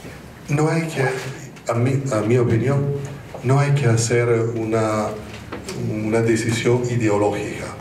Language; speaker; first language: Spanish; non-native, fluent; Italian